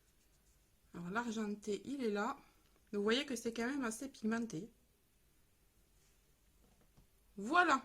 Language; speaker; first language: French; native; French